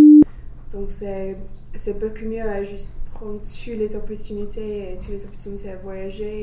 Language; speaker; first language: French; non-native, learner; English